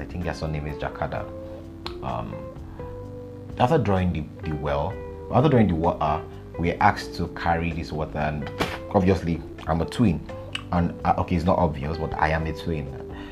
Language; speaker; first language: English; non-native, local second language; Yoruba